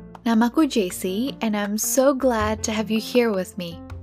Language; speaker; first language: English; non-native, fluent; Indonesian